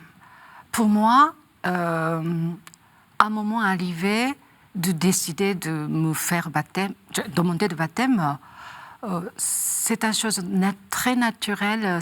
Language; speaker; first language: French; non-native, learner; Japanese